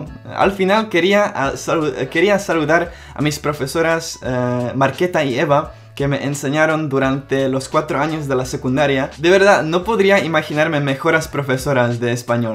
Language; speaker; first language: Spanish; non-native, local second language; Czech